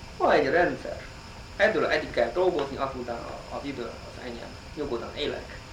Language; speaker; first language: Hungarian; non-native, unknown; Chinese